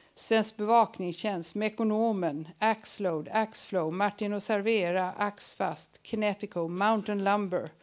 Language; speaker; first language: Swedish; early bilingual, other home language; English